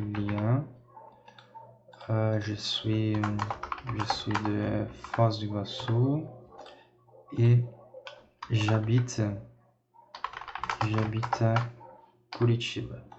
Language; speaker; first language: French; non-native, fluent; Portuguese